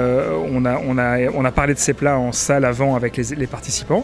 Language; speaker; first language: French; native; French